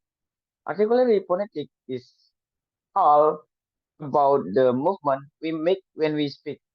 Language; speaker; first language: English; non-native, learner; Indonesian